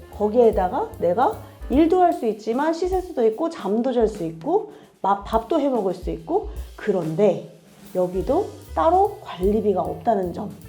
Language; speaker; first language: Korean; native; Korean